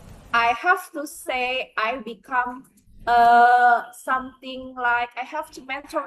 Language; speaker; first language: English; non-native, fluent; Indonesian